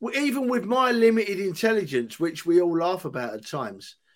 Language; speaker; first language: English; native; English